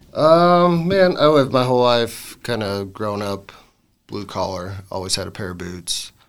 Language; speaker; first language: English; native; English